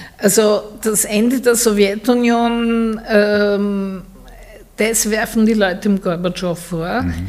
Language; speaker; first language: German; native; German